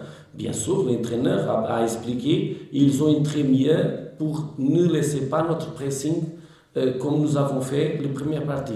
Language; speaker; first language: French; non-native, learner; Portuguese